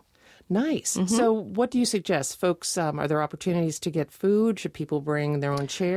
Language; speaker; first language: English; native; English